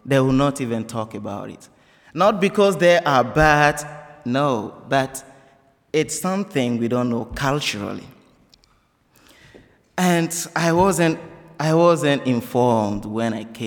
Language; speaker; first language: English; non-native, fluent; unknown